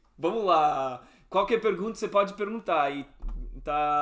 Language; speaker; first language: Portuguese; non-native, fluent; English